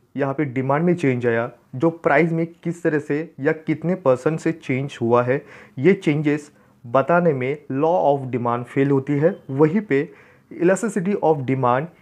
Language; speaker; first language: Hindi; non-native, local second language; Marathi